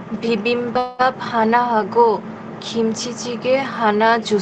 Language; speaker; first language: Korean; non-native, learner; Bangla